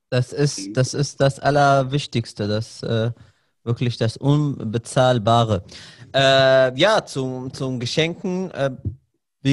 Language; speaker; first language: German; non-native, fluent; Arabic